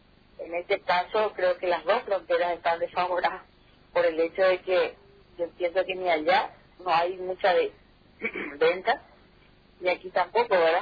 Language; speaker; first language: Spanish; native; Spanish